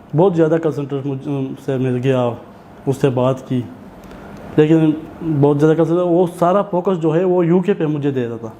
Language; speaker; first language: Urdu; non-native, local second language; Pashto